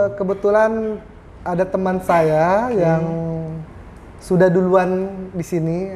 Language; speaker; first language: Indonesian; native; Indonesian